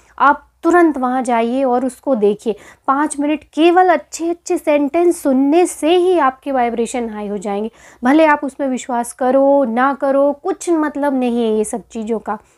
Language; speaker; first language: Hindi; native; Hindi